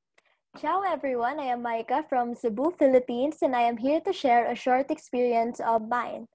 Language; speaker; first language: English; non-native, local second language; Cebuano